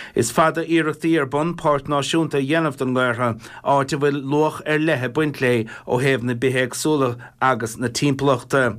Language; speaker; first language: Irish; native; Irish